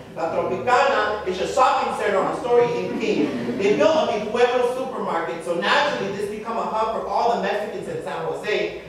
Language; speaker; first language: English; early bilingual, other home language; Spanish